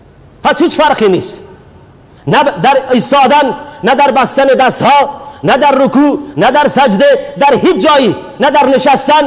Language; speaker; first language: Persian; native; Persian